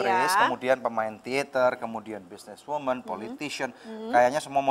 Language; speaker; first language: Indonesian; native; Indonesian